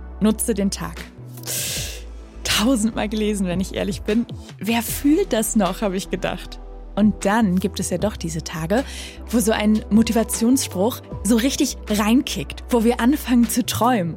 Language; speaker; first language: German; native; German